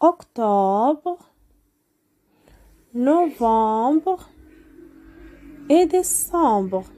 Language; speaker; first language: French; non-native, local second language; Arabic